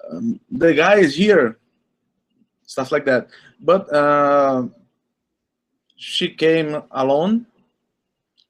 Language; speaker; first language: English; non-native, learner; Portuguese